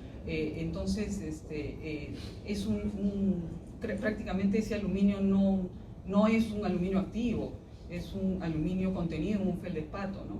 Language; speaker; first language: Spanish; native; Spanish